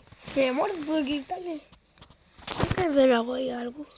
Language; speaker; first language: Spanish; native; Spanish